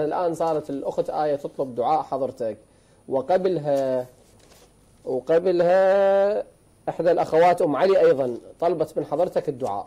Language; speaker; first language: Arabic; native; Arabic